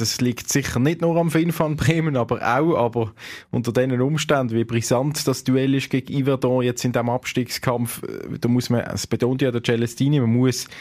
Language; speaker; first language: German; native; German